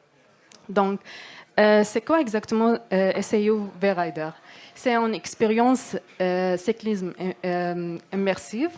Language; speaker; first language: French; non-native, learner; Arabic